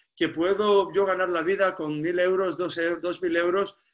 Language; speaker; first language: Spanish; non-native, fluent; Greek